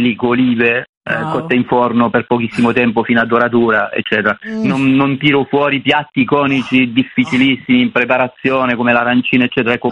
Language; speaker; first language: Italian; native; Italian